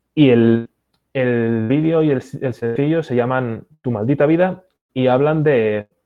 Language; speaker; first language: Spanish; native; Spanish